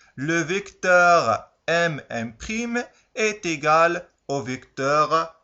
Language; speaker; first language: French; non-native, local second language; Arabic